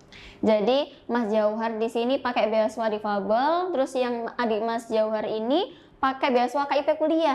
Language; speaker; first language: Indonesian; native; Indonesian